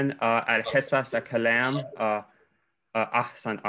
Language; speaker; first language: Arabic; non-native, learner; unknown